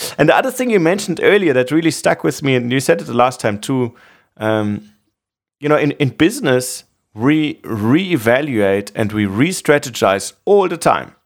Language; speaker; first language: English; non-native, fluent; German